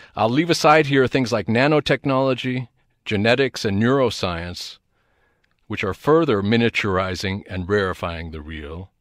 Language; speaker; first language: English; native; English